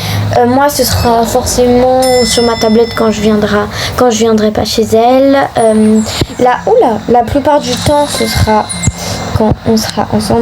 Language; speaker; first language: French; native; French